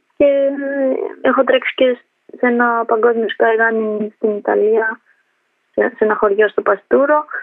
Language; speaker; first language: Greek; early bilingual, other home language; Albanian